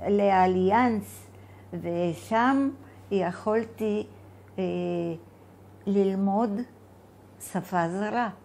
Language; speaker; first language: Hebrew; non-native, fluent; Bulgarian